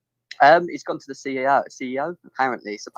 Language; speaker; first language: English; native; English